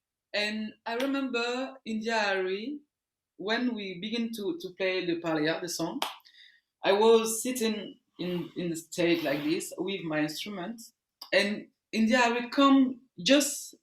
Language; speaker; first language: English; non-native, learner; French